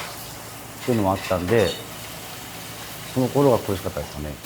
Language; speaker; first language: Japanese; native; Japanese